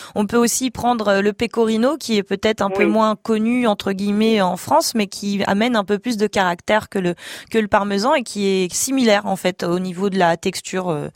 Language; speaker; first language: French; native; French